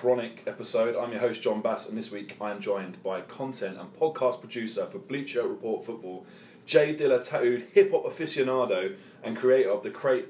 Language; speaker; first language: English; native; English